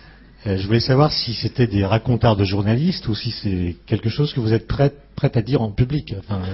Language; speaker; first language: French; native; French